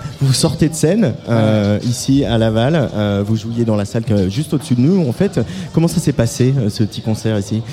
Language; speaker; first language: French; native; French